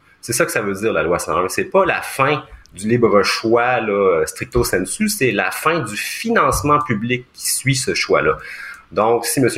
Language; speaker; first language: French; native; French